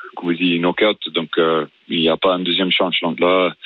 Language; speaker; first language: French; non-native, fluent; Afrikaans